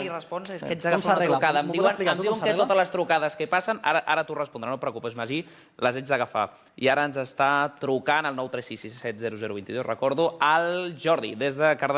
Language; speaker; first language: Catalan; native; Catalan